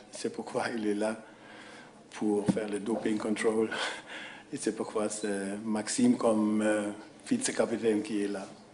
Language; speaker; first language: French; non-native, fluent; German